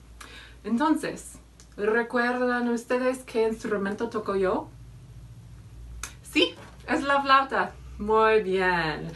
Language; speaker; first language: Spanish; non-native, fluent; English